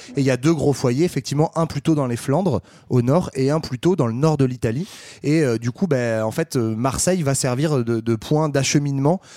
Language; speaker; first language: French; native; French